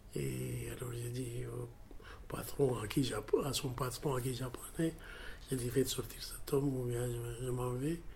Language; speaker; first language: French; non-native, fluent; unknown